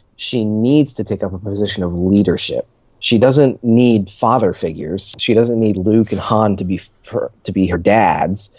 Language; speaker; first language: English; native; English